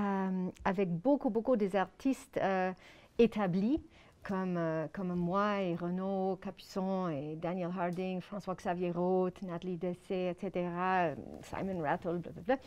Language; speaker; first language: French; non-native, fluent; English